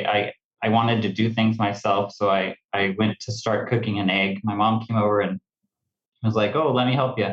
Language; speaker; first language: English; native; English